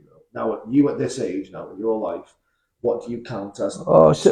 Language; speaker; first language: English; native; English